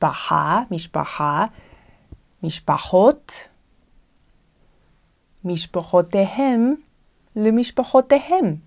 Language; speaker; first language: Hebrew; non-native, fluent; English